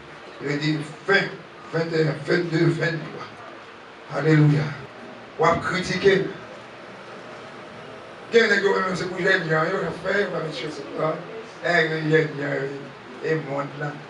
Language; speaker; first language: French; non-native, local second language; Haitian Creole